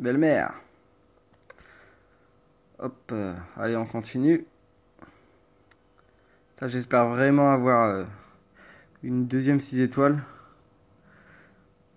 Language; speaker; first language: French; native; French